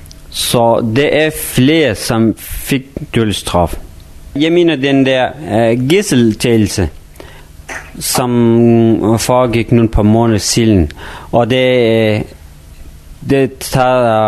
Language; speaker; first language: Danish; non-native, fluent; Persian